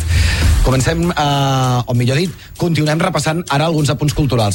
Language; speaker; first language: Catalan; native; Catalan